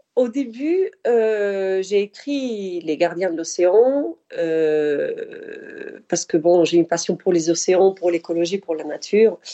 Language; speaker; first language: French; non-native, fluent; Spanish